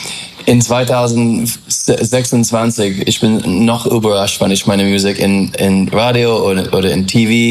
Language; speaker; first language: German; non-native, fluent; English